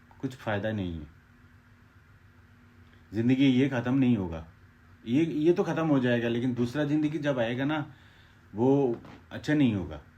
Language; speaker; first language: Hindi; non-native, fluent; Bangla